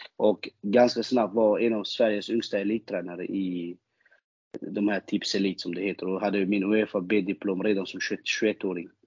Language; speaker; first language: Swedish; early bilingual, other home language; Albanian